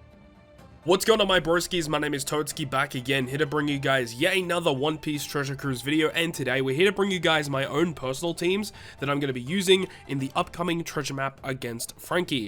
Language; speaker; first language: English; native; English